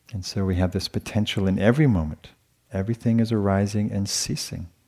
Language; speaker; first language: English; native; English